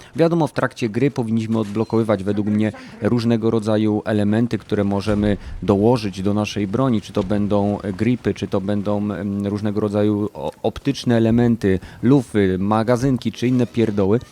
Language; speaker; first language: Polish; native; Polish